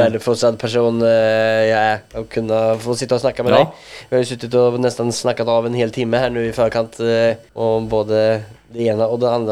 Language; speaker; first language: Swedish; native; Swedish